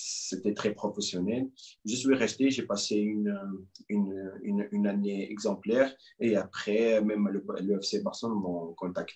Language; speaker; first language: French; non-native, local second language; Arabic